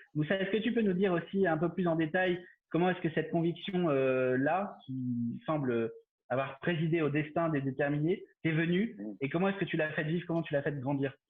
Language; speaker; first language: French; native; French